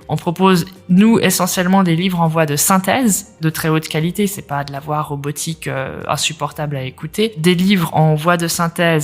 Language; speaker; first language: French; native; French